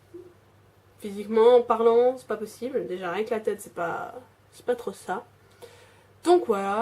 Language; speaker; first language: French; native; French